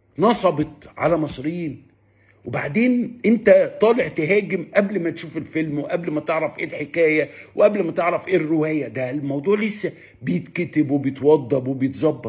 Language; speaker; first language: Arabic; native; Arabic